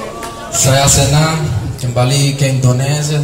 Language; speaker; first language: Indonesian; non-native, learner; Portuguese